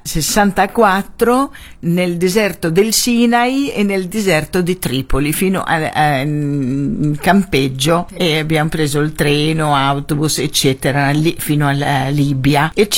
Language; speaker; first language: Italian; non-native, fluent; Arabic